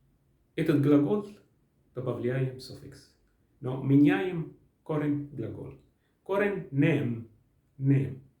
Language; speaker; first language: Russian; non-native, learner; Arabic